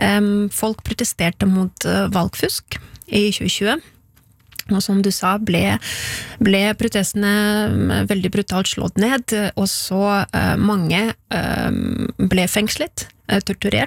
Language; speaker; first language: Norwegian; non-native, fluent; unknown